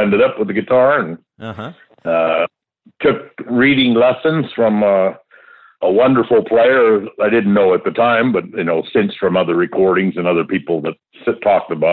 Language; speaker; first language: English; native; English